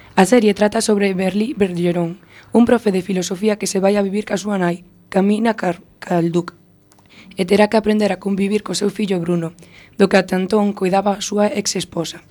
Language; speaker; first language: Galician; non-native, local second language; Spanish